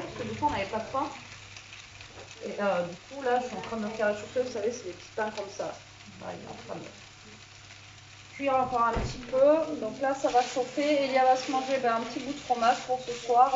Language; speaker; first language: French; native; French